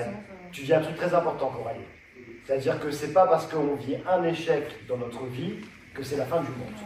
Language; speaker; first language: French; native; French